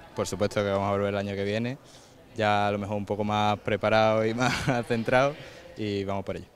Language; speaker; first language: Spanish; native; Spanish